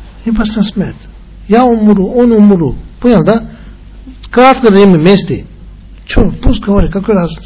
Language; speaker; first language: Russian; non-native, learner; Tibetan